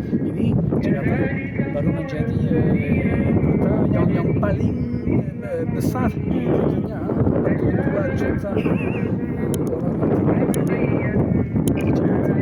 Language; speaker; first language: Indonesian; non-native, fluent; French